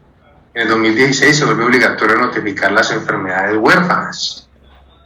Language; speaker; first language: Spanish; native; Spanish